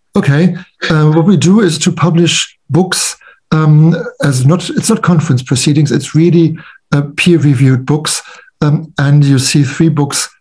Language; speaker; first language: English; non-native, fluent; German